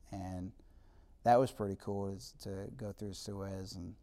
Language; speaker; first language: English; native; English